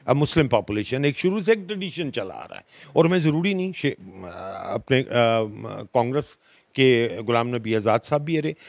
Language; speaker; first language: Hindi; non-native, local second language; Dogri